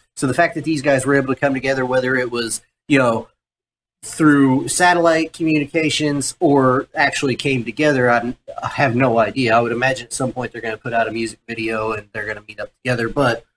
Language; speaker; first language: English; native; English